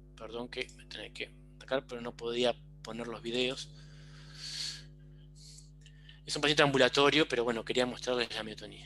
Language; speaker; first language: Spanish; native; Spanish